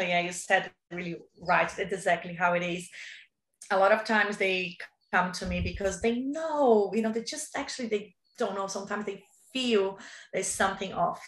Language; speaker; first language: English; non-native, fluent; Portuguese